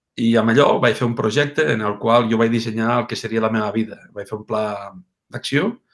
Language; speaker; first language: Catalan; native; Catalan